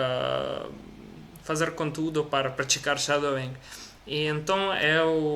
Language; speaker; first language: Portuguese; non-native, learner; Russian